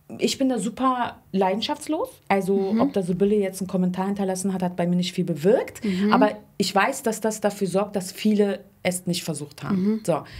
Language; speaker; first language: German; early bilingual, other home language; Turkish